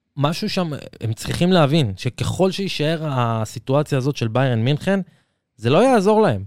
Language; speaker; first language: Hebrew; native; Hebrew